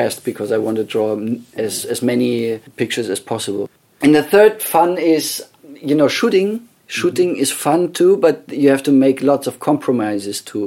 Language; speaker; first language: English; non-native, fluent; German